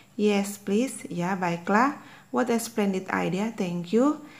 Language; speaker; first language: English; non-native, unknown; Indonesian